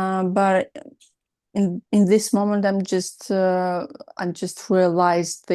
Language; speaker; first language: English; non-native, learner; Russian